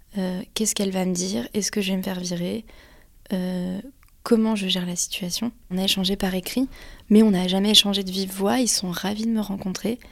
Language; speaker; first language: French; native; French